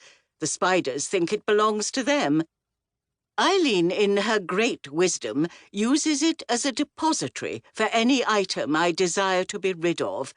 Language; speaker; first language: English; native; English